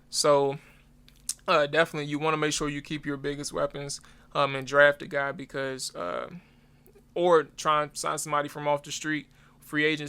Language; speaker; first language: English; native; English